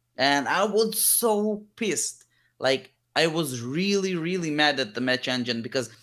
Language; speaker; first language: English; early bilingual, other home language; Hebrew